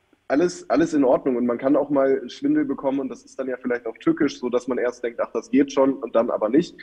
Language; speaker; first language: German; native; German